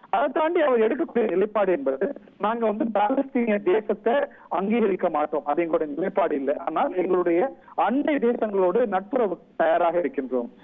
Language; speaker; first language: Tamil; native; Tamil